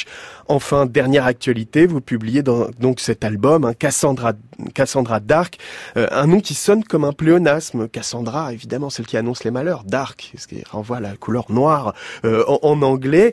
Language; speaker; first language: French; native; French